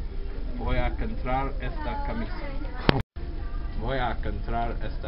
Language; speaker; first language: Spanish; non-native, learner; English